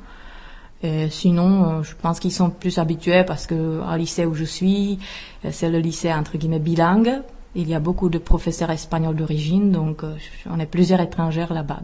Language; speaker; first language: French; non-native, fluent; Czech